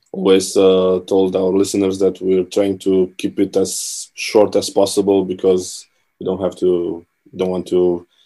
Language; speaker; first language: English; non-native, fluent; Romanian